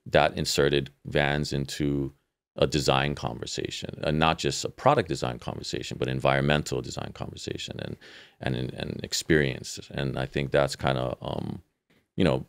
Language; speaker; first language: English; native; English